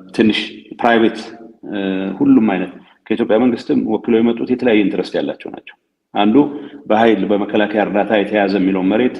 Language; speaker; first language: Amharic; non-native, local second language; Tigrinya